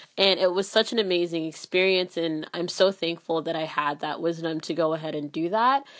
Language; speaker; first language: English; early bilingual, other home language; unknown